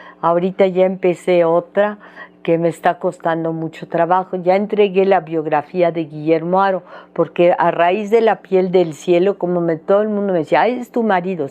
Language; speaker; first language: Spanish; early bilingual, other home language; French